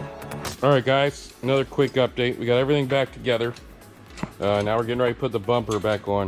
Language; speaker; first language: English; native; English